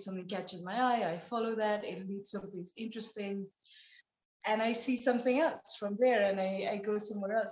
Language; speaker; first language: English; non-native, local second language; Nepali